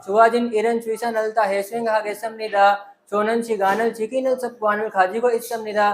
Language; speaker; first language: Korean; non-native, learner; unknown